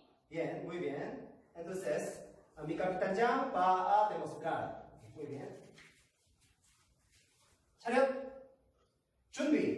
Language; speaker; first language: Spanish; non-native, learner; Korean